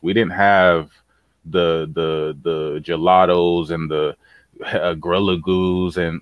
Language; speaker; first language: English; native; English